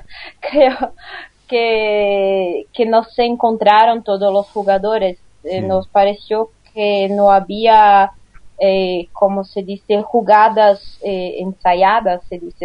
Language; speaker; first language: Spanish; non-native, learner; Portuguese